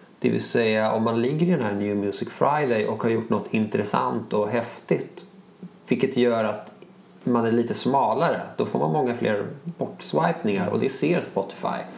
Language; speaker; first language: Swedish; native; Swedish